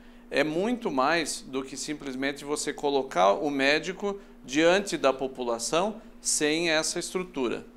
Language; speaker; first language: Portuguese; native; Portuguese